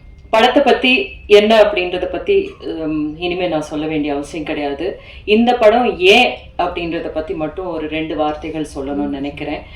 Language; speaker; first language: Tamil; native; Tamil